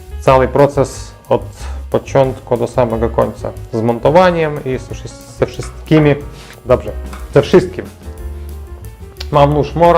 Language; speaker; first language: Polish; non-native, learner; Ukrainian